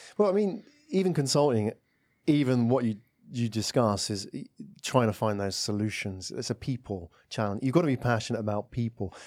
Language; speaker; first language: English; native; English